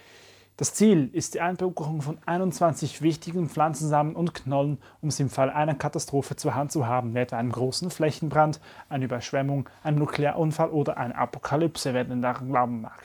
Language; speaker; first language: German; native; German